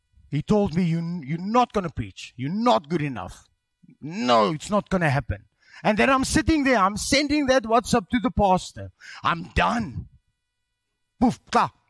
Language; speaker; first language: English; non-native, local second language; Afrikaans